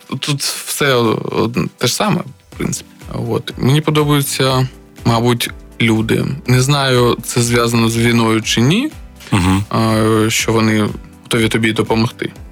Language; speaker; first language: Ukrainian; non-native, local second language; Russian